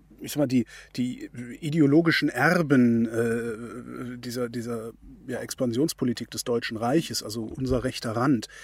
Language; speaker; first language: German; native; German